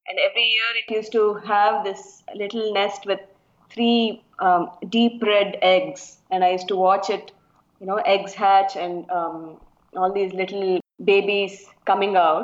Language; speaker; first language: English; non-native, local second language; Kannada